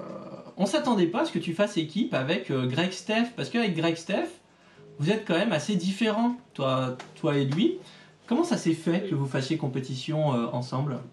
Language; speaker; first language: French; native; French